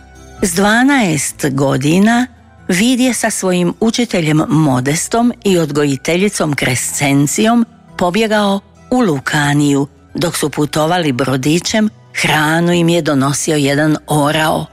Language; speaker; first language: Croatian; native; Croatian